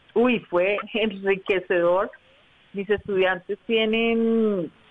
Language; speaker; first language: Spanish; native; Spanish